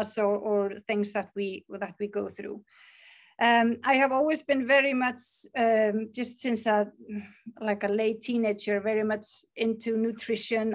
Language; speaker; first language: English; non-native, fluent; Icelandic